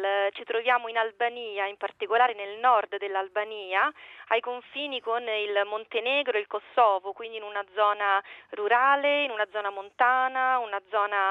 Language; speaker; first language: Italian; native; Italian